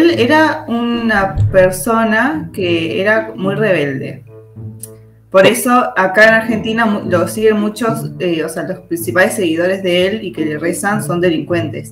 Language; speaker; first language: Spanish; native; Spanish